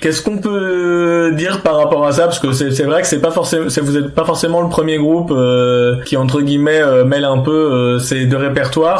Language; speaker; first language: French; native; French